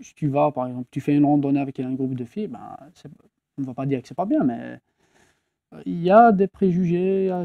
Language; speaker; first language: French; non-native, local second language; Kabyle